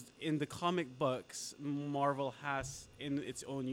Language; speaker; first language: English; non-native, local second language; Filipino